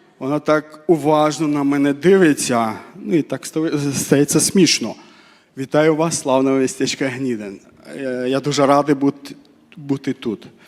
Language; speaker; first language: Ukrainian; non-native, fluent; Armenian